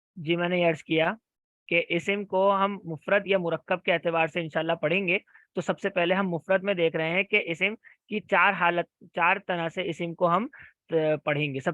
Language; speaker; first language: Urdu; native; Urdu